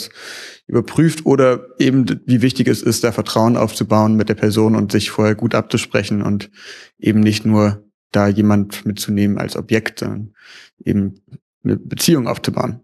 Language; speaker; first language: German; native; German